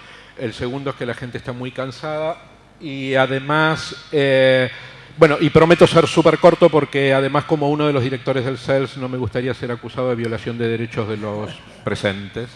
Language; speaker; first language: Spanish; native; Spanish